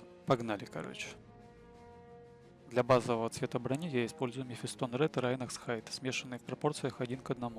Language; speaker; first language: Russian; native; Russian